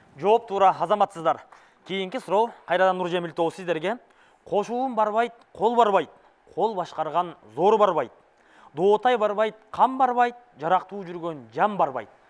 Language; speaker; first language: Kyrgyz; native; Kyrgyz